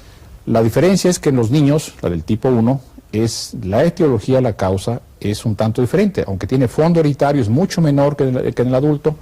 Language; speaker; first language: Spanish; native; Spanish